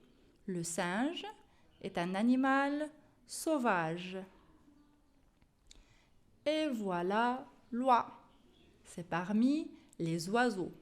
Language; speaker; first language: French; non-native, local second language; Arabic